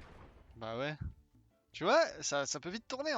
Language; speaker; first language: French; native; French